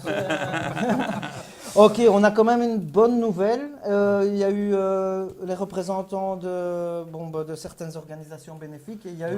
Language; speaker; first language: French; native; French